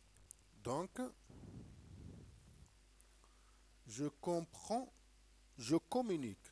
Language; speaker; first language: French; non-native, local second language; Arabic